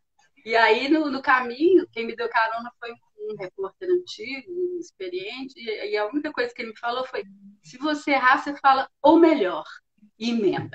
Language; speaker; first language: Portuguese; native; Portuguese